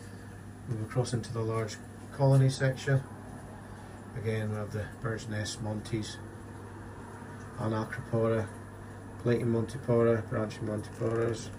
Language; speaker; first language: English; native; English